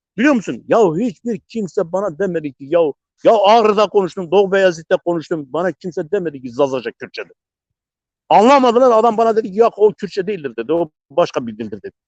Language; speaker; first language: Turkish; non-native, local second language; Zaza